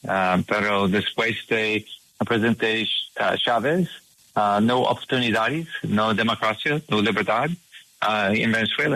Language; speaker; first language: Spanish; non-native, learner; English